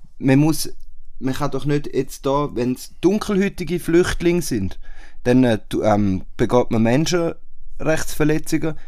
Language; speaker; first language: German; native; German